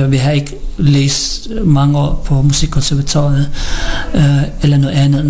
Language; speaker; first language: Danish; early bilingual, other home language; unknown